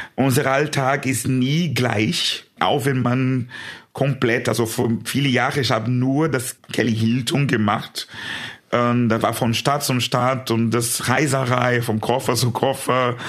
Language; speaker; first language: German; non-native, fluent; Portuguese